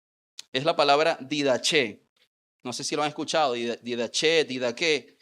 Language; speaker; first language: Spanish; native; Spanish